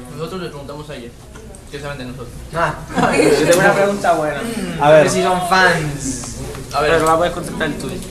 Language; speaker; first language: Spanish; native; Spanish